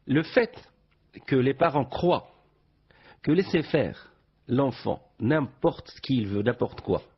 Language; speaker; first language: French; non-native, local second language; Arabic